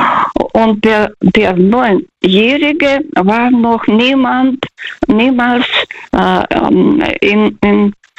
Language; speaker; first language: German; early bilingual, other home language; Russian